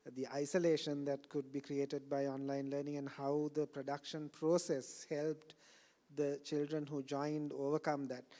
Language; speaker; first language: English; non-native, local second language; Sinhala